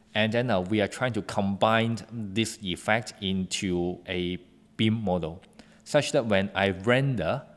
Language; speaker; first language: English; non-native, local second language; Cantonese